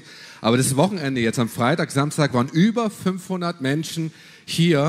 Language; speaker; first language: German; native; German